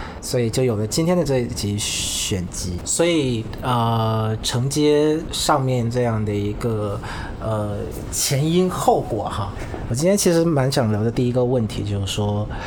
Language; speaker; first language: Chinese; non-native, fluent; Vietnamese